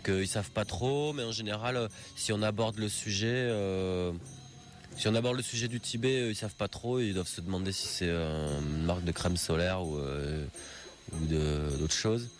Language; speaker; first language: French; native; French